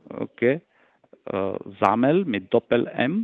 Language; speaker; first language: German; non-native, fluent; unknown